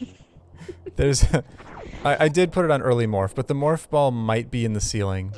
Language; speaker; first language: English; native; English